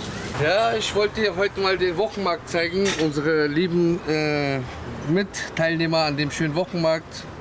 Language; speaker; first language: German; early bilingual, other home language; Turkish